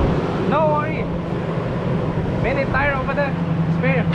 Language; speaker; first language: English; non-native, learner; Filipino